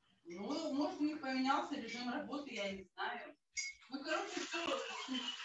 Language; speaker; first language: Russian; native; Russian